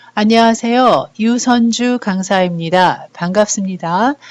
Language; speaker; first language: Korean; native; Korean